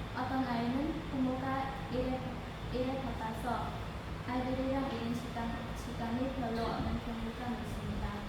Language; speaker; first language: Korean; non-native, learner; Khmer